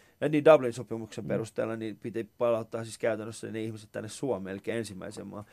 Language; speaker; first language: Finnish; early bilingual, other home language; Persian